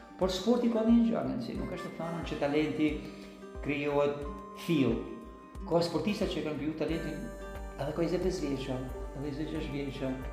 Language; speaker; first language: Albanian; native; Albanian